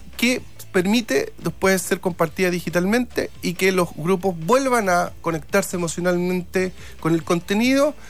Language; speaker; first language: Spanish; native; Spanish